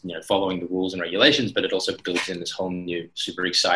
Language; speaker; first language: English; native; English